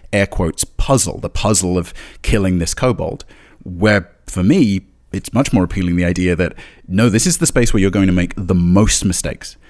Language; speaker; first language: English; native; English